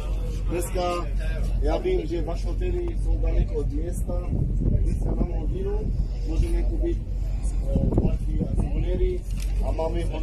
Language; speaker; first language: Czech; non-native, fluent; Arabic